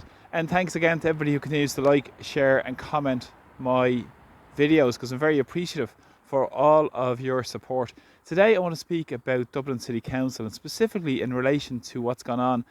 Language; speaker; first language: English; native; English